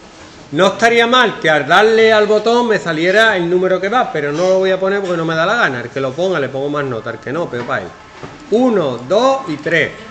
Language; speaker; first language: Spanish; native; Spanish